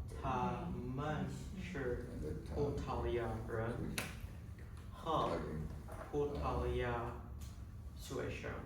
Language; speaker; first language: Chinese; non-native, learner; Portuguese